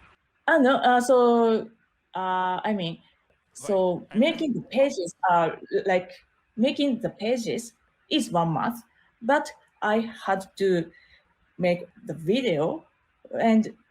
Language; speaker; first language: English; non-native, learner; Japanese